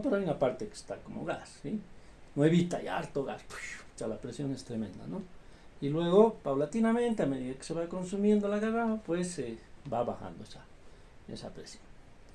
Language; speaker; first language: Spanish; native; Spanish